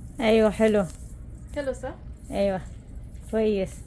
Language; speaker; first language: Arabic; non-native, learner; Bangla